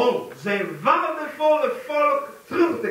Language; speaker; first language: Dutch; non-native, fluent; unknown